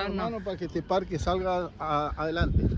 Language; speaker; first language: Spanish; native; Spanish